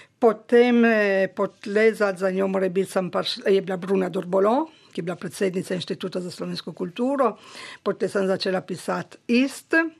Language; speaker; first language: Slovenian; native; Slovenian